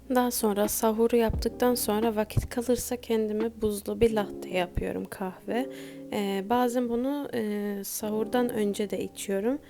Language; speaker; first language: Turkish; early bilingual, heritage; Turkish